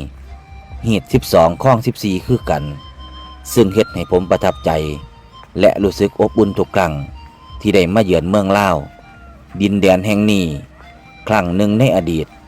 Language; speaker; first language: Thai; non-native, local second language; Lao